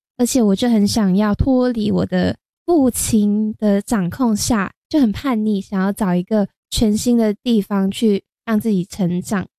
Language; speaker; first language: Chinese; non-native, local second language; Cantonese